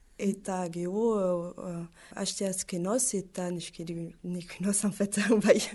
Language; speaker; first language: Basque; native; Basque